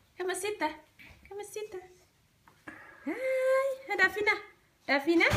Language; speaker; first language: Dutch; non-native, learner; Thai